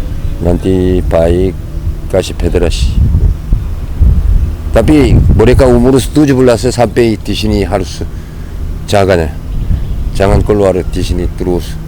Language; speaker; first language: Indonesian; non-native, learner; Korean